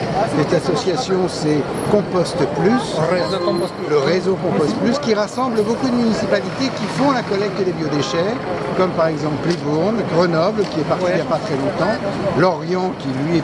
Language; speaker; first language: French; native; French